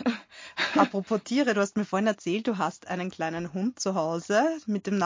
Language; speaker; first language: German; native; German